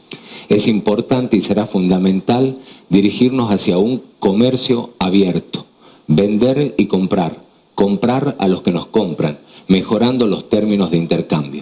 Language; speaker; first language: Spanish; native; Spanish